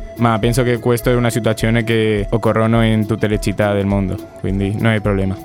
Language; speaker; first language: Italian; non-native, learner; Spanish